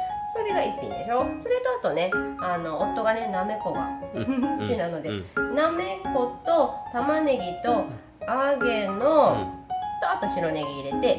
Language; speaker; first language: Japanese; native; Japanese